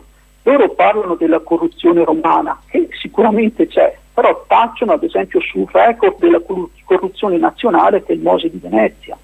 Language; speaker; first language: Italian; native; Italian